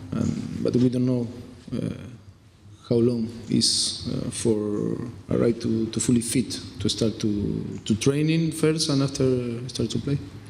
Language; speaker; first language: English; non-native, fluent; Spanish